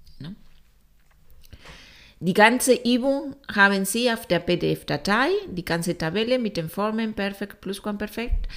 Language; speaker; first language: German; non-native, fluent; Spanish